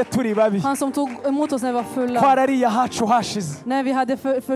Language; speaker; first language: Swedish; early bilingual, other home language; Kinyarwanda